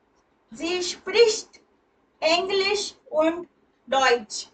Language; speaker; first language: German; non-native, fluent; Hindi